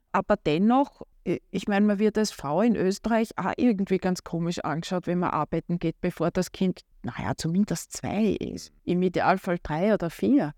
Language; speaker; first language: German; native; German